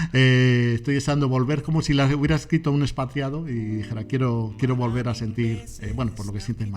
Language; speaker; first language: Spanish; native; Spanish